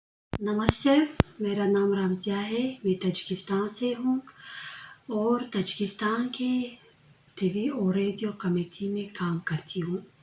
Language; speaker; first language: Hindi; non-native, fluent; Tajik